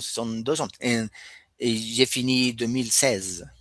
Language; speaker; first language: French; non-native, fluent; Spanish